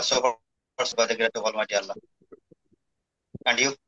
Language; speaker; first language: English; non-native, learner; Bangla